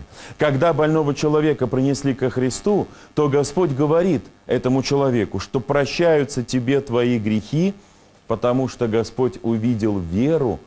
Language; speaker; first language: Russian; native; Russian